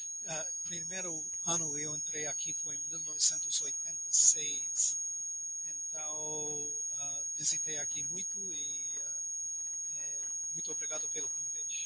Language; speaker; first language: Portuguese; non-native, fluent; English